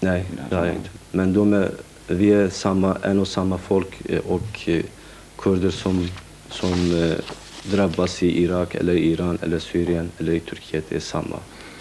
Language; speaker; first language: Swedish; non-native, fluent; Kurdish